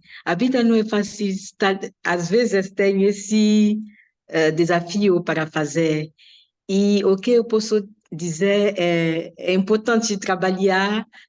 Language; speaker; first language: Portuguese; non-native, learner; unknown